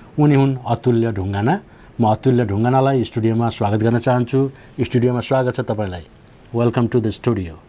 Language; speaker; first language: Nepali; native; Nepali